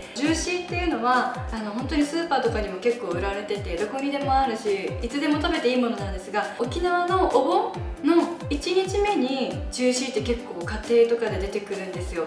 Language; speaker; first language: Japanese; native; Japanese